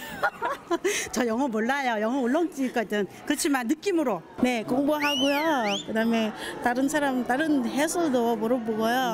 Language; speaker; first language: Korean; non-native, fluent; Vietnamese